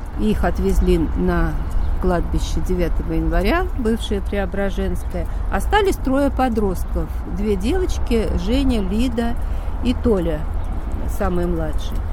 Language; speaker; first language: Russian; native; Russian